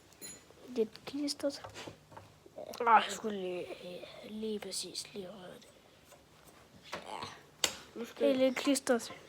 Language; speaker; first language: Danish; native; Danish